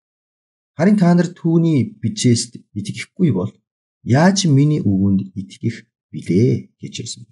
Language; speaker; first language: Mongolian; non-native, fluent; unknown